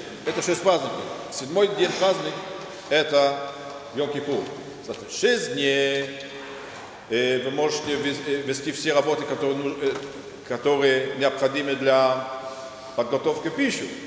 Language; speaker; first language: Russian; non-native, fluent; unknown